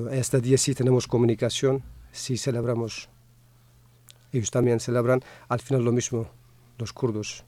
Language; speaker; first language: Spanish; non-native, fluent; Kurdish